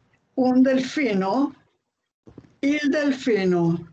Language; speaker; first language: Italian; non-native, learner; Spanish